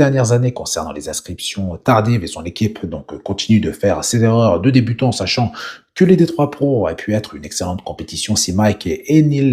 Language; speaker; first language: French; native; French